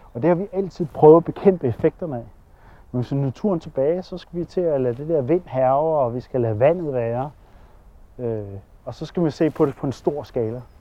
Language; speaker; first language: Danish; native; Danish